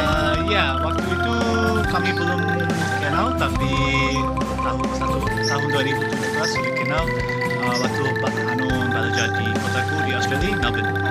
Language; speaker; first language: Indonesian; non-native, fluent; English